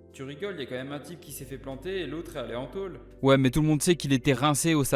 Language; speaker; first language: French; native; French